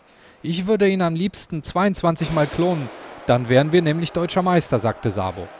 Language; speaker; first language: German; native; German